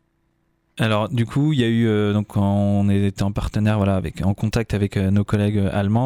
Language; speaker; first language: French; native; French